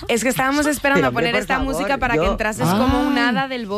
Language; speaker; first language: Spanish; native; Spanish